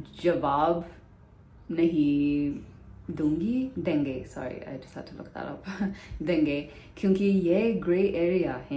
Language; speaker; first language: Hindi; non-native, learner; English